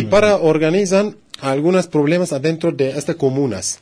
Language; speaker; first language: Spanish; non-native, learner; Kurdish